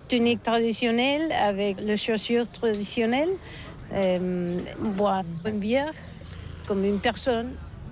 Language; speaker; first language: French; non-native, fluent; Catalan